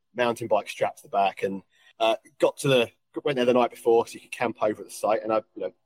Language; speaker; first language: English; native; English